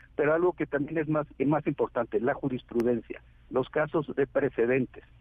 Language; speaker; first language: Spanish; native; Spanish